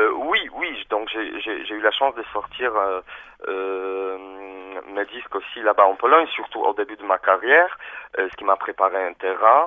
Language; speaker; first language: French; early bilingual, other home language; Polish